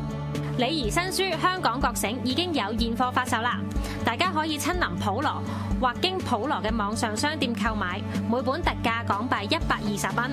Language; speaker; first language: Chinese; native; Chinese